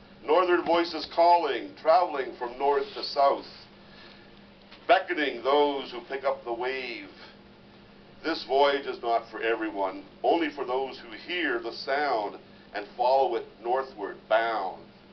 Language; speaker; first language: English; native; English